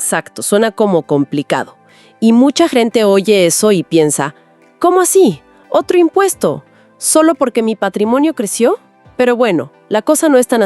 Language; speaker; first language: Spanish; native; Spanish